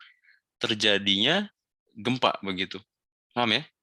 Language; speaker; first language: Indonesian; native; Indonesian